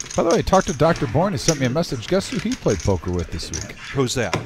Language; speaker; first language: English; native; English